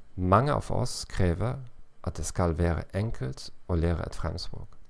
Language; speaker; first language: Norwegian; non-native, learner; German